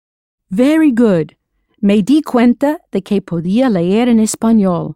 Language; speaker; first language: Spanish; non-native, fluent; English